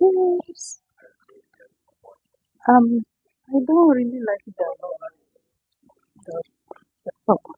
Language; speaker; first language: English; non-native, fluent; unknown